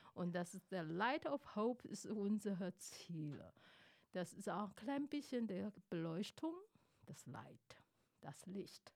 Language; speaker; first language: German; non-native, fluent; Chinese